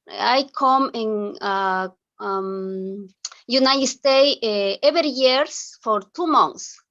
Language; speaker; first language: English; non-native, learner; Spanish